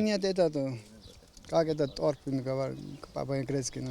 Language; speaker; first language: Russian; non-native, local second language; Mingrelian